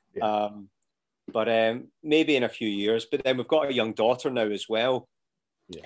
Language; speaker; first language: English; native; English